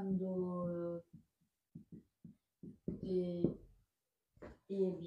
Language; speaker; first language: Spanish; non-native, learner; French